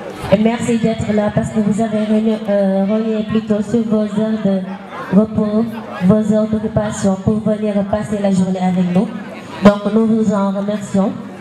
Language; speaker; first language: French; non-native, local second language; Wolof